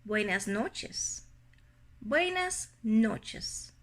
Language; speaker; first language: Spanish; non-native, fluent; English